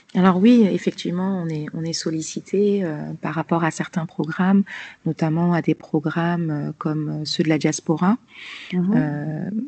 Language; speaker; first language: French; native; French